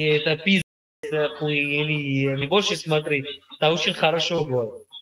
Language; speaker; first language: Russian; non-native, learner; Arabic